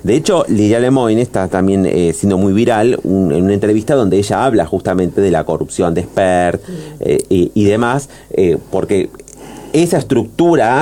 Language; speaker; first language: Spanish; native; Spanish